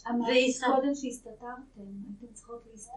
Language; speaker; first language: Hebrew; native; Hebrew